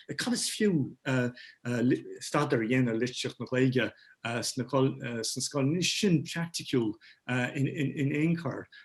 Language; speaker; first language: Irish; non-native, local second language; English